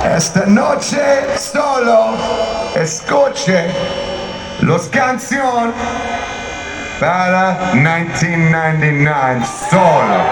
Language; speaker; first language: Spanish; non-native, learner; English